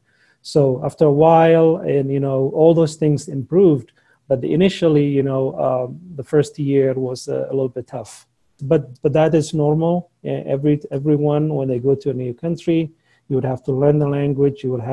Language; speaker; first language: English; non-native, fluent; Somali